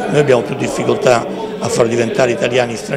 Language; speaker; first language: Italian; native; Italian